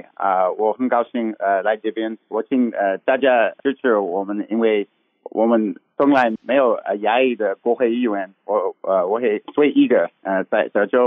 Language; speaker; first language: Chinese; non-native, learner; English